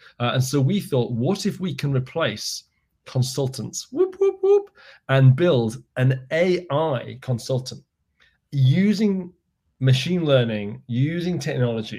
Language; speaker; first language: English; native; English